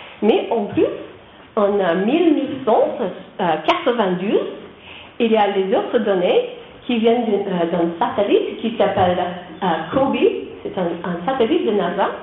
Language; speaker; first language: French; non-native, learner; English